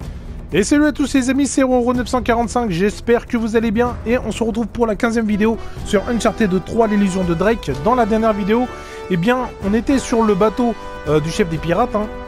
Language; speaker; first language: French; native; French